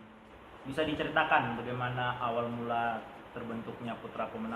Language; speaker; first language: Indonesian; native; Indonesian